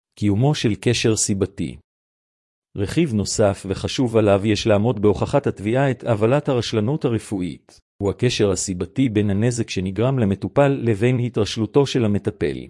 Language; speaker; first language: Hebrew; native; Hebrew